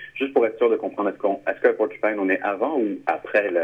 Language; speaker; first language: French; native; French